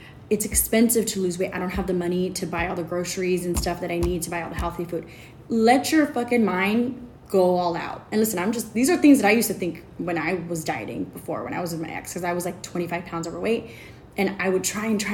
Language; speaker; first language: English; early bilingual, other home language; Spanish